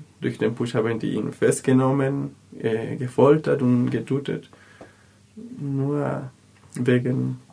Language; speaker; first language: German; non-native, learner; Spanish